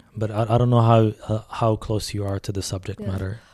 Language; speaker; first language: English; early bilingual, other home language; Arabic